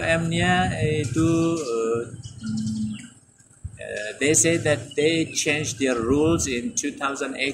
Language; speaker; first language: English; non-native, fluent; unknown